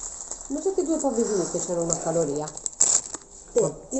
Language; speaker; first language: Italian; non-native, learner; Mizo